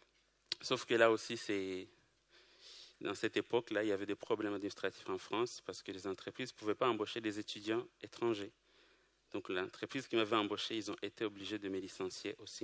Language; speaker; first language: French; non-native, local second language; Kinyarwanda